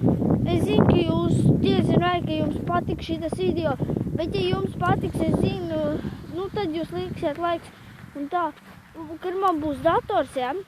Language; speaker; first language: Latvian; non-native, local second language; Russian